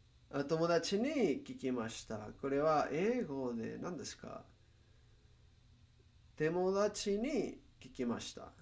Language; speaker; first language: Japanese; non-native, learner; Spanish